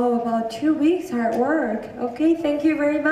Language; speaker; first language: English; non-native, learner; Korean